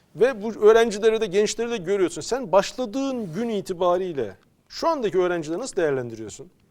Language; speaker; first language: Turkish; native; Turkish